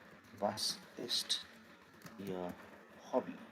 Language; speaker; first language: German; non-native, fluent; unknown